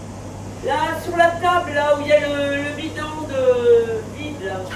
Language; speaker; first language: French; native; French